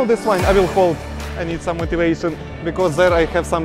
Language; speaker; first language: English; non-native, learner; Russian